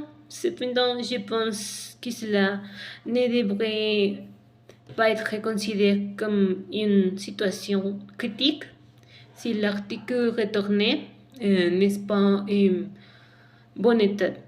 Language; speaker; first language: French; non-native, learner; Spanish